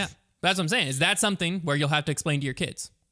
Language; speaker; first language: English; native; English